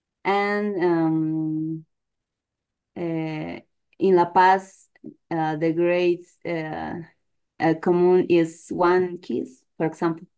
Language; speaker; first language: English; non-native, learner; Spanish